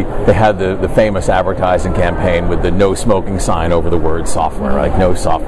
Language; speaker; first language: English; native; English